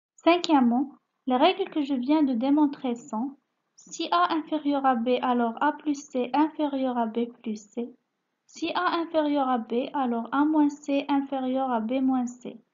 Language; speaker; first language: French; non-native, local second language; Arabic